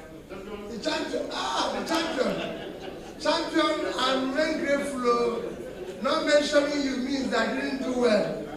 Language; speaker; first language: English; non-native, local second language; Igbo